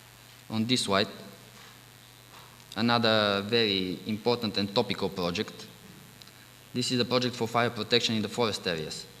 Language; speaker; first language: English; non-native, fluent; Bulgarian